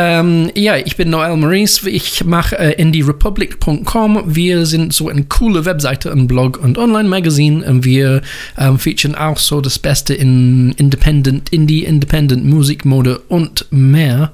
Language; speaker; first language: German; non-native, learner; English